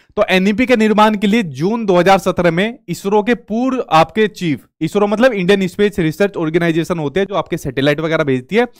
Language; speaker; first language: Hindi; native; Hindi